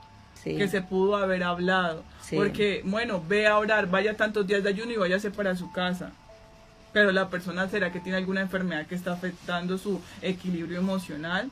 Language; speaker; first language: Spanish; native; Spanish